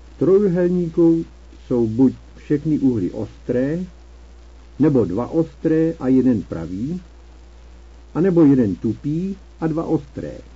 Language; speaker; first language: Czech; native; Czech